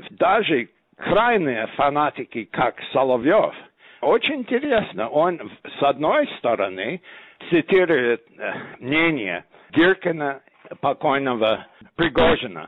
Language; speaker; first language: Russian; non-native, fluent; English